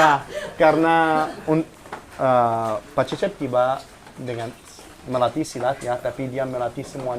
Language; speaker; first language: Indonesian; non-native, learner; French